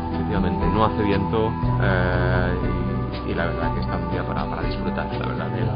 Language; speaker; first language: Spanish; native; Spanish